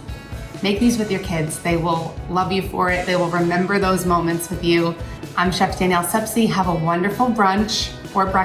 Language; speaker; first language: English; native; English